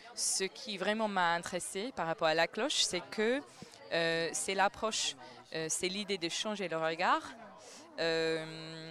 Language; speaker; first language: French; non-native, fluent; English